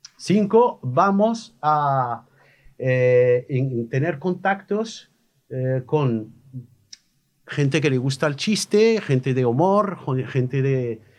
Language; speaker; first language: Spanish; non-native, fluent; Arabic